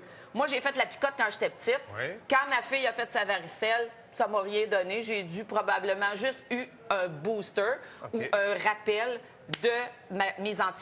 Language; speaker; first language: French; native; French